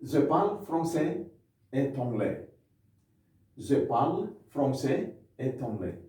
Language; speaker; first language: French; non-native, fluent; Indonesian